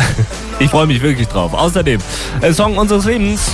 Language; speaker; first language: German; native; German